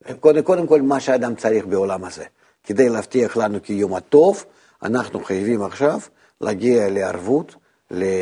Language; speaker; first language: Hebrew; non-native, fluent; Russian